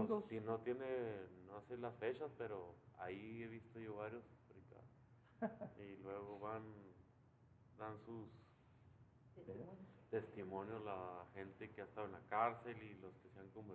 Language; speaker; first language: Spanish; native; Spanish